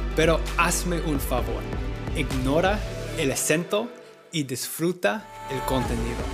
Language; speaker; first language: Spanish; non-native, fluent; English